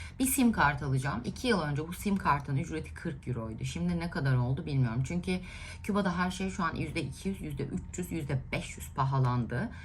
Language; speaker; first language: Turkish; native; Turkish